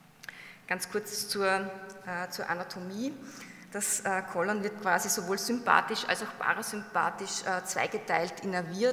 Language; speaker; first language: German; native; German